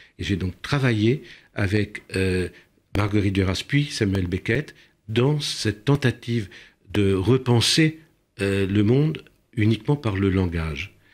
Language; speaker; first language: French; early bilingual, other home language; Romanian